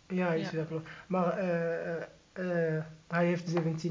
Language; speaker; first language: Dutch; non-native, learner; Arabic